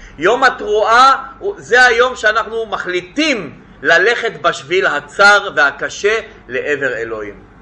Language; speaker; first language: Hebrew; native; Hebrew